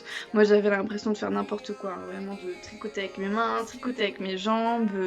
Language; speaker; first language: French; native; French